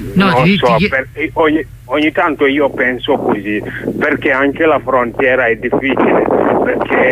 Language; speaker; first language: Italian; non-native, learner; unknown